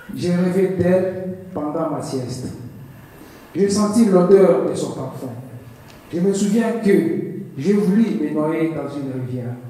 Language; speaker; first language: French; non-native, learner; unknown